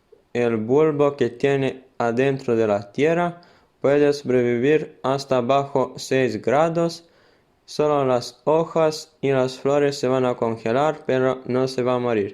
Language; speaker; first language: Spanish; non-native, fluent; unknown